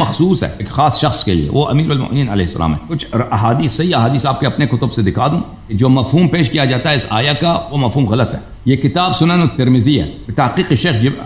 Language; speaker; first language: Urdu; native; Urdu